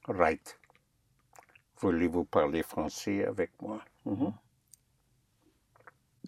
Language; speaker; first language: French; non-native, fluent; English